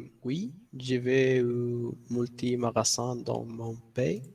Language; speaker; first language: French; non-native, learner; Spanish